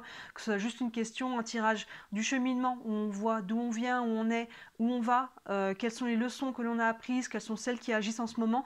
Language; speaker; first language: French; native; French